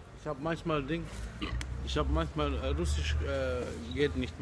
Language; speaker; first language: German; non-native, learner; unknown